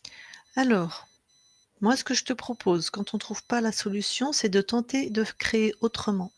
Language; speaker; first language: French; native; French